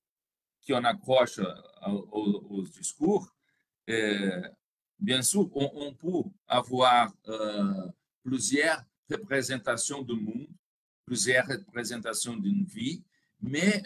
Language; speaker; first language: French; non-native, fluent; Portuguese